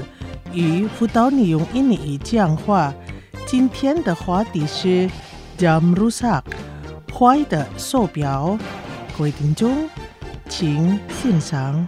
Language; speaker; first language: Chinese; early bilingual, heritage; Chinese